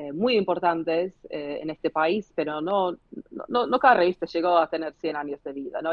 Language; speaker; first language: Spanish; non-native, fluent; English